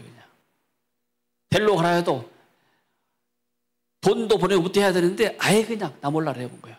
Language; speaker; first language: Korean; native; Korean